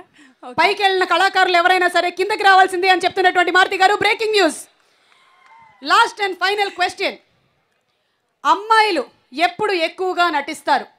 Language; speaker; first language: Telugu; native; Telugu